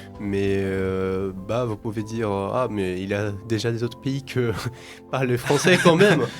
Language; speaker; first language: French; non-native, fluent; Portuguese